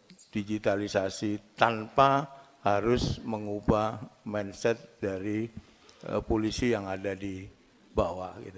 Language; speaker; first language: Indonesian; native; Indonesian